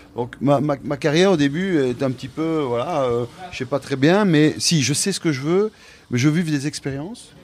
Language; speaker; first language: French; native; French